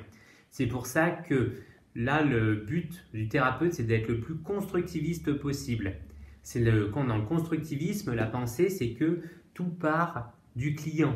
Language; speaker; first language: French; native; French